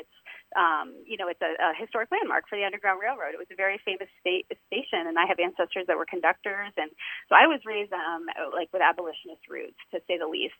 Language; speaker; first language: English; native; English